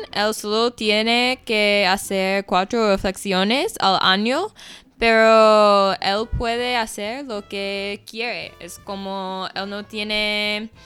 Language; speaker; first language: Spanish; non-native, fluent; English